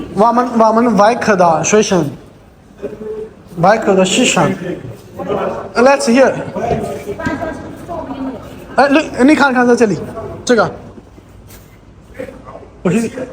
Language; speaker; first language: Chinese; non-native, learner; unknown